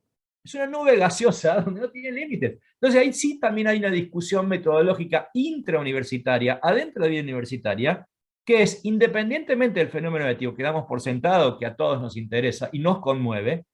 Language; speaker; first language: Spanish; native; Spanish